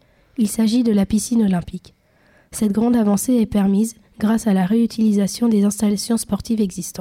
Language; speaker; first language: French; native; French